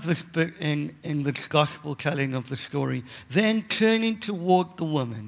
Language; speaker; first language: English; native; English